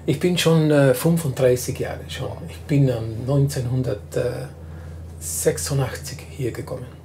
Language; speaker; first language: German; non-native, fluent; Spanish